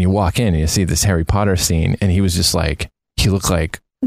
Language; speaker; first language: English; native; English